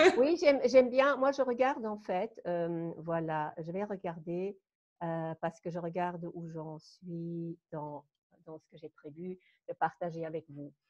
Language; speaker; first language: French; non-native, fluent; German